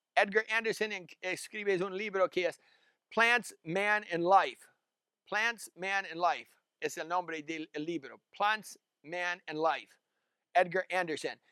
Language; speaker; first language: Spanish; non-native, learner; English